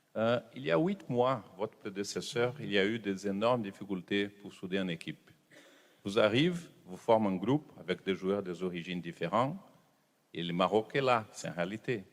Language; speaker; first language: French; non-native, fluent; Portuguese